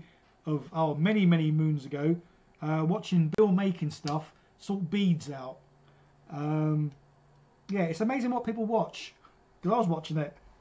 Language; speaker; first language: English; native; English